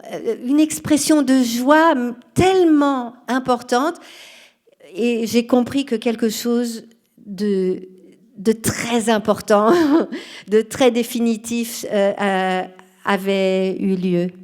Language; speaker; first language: French; non-native, fluent; Portuguese